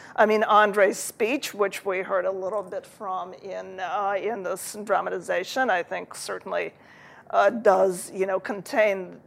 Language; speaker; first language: English; early bilingual, other home language; Russian